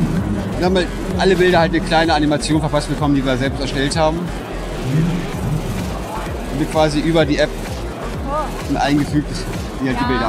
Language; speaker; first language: German; native; German